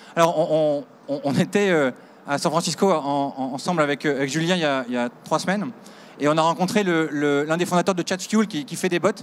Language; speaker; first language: French; native; French